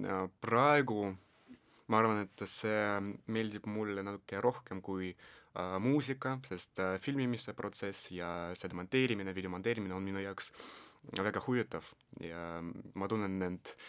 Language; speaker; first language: Estonian; non-native, local second language; Russian